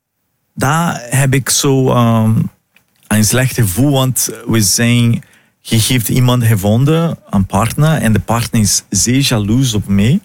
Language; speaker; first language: Dutch; non-native, fluent; Portuguese